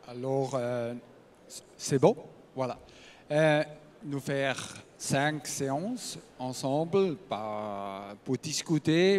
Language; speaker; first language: French; non-native, learner; German